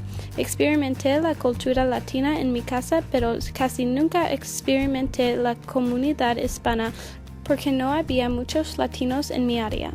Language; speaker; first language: Spanish; early bilingual, heritage; English